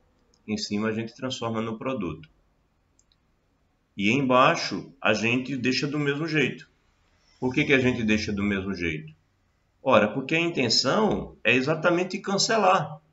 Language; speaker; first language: Portuguese; native; Portuguese